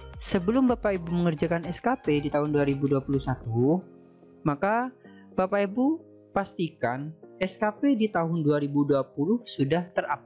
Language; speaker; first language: Indonesian; native; Indonesian